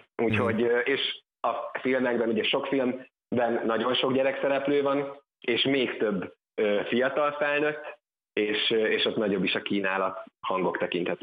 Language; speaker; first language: Hungarian; native; Hungarian